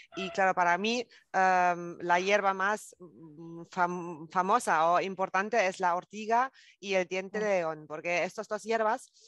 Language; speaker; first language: Spanish; non-native, fluent; German